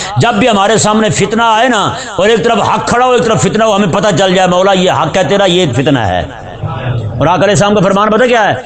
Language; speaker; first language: Urdu; non-native, local second language; Punjabi